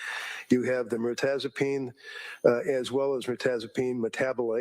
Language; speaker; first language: English; native; English